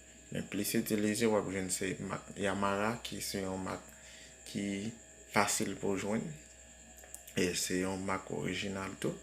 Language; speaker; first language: French; non-native, learner; Haitian Creole